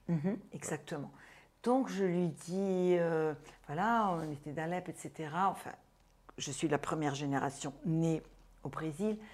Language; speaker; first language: French; non-native, fluent; Portuguese